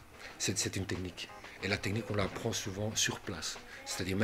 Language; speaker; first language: French; native; French